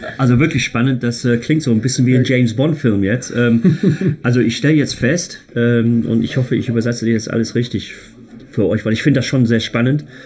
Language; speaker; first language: German; non-native, fluent; English